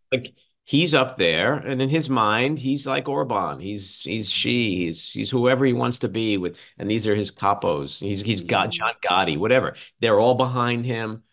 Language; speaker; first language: English; native; English